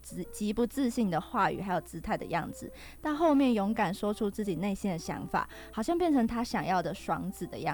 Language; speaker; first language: Chinese; native; Chinese